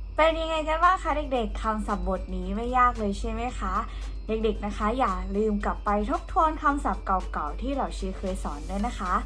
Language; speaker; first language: Thai; native; Thai